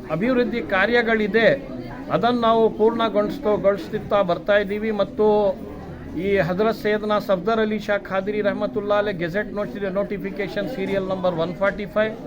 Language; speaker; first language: Kannada; non-native, local second language; Urdu